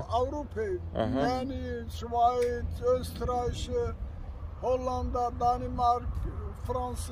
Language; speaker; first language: German; non-native, learner; Turkish